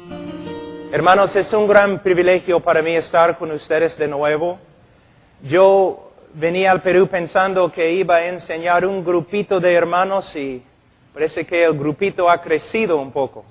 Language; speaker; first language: Spanish; non-native, fluent; English